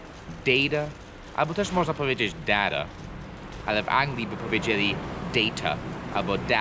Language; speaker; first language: Polish; non-native, fluent; English